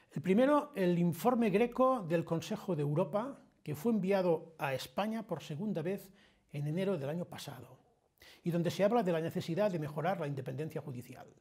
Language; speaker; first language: Spanish; non-native, local second language; Catalan